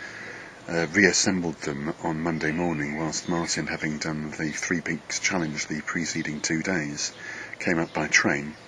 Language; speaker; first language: English; native; English